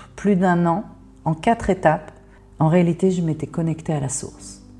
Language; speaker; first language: French; native; French